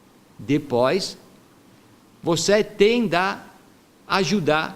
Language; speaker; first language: Portuguese; non-native, fluent; Italian